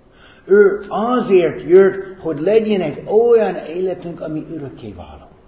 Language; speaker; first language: Hungarian; non-native, fluent; English